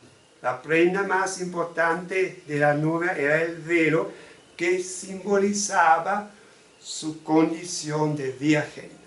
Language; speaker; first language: Spanish; non-native, fluent; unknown